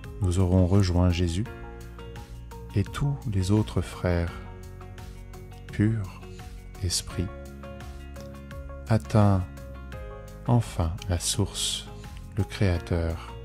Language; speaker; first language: French; native; French